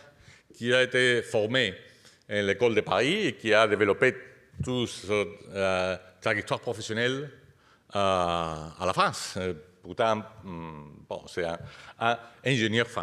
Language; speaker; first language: French; non-native, fluent; Spanish